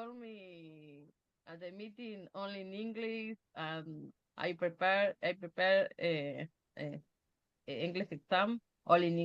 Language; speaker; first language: English; non-native, learner; Spanish